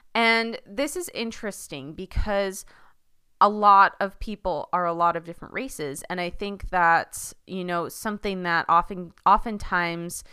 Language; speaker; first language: English; early bilingual, other home language; Spanish